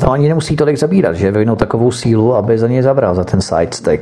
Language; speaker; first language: Czech; native; Czech